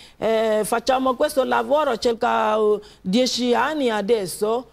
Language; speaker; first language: Italian; non-native, learner; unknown